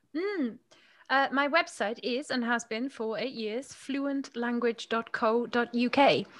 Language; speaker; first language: English; non-native, fluent; German